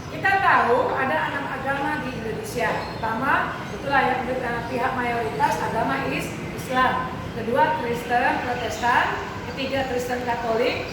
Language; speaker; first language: Indonesian; non-native, local second language; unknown